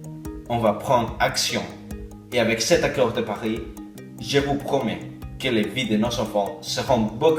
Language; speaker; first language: French; non-native, learner; English